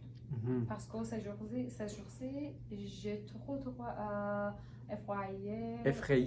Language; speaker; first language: French; non-native, learner; Persian